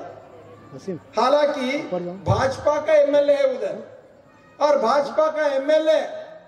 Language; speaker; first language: Hindi; non-native, local second language; Kannada